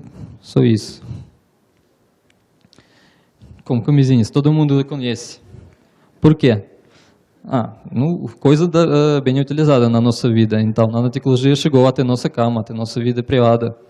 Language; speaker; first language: Portuguese; non-native, learner; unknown